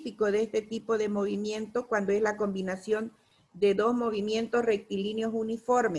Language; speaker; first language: Spanish; native; Spanish